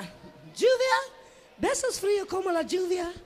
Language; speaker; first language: Spanish; non-native, learner; English